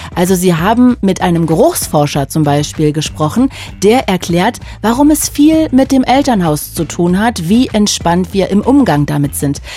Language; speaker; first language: German; native; German